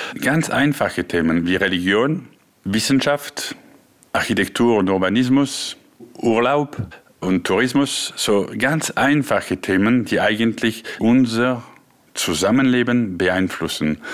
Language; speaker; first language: German; non-native, local second language; French